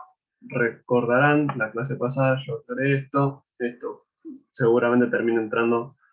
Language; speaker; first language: Spanish; native; Spanish